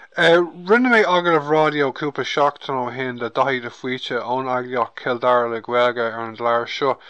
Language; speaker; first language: Irish; non-native, local second language; English